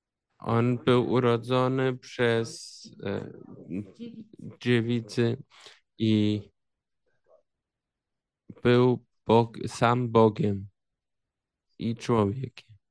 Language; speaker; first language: Polish; early bilingual, heritage; Polish